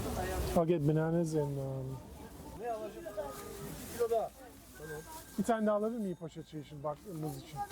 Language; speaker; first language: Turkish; non-native, learner; English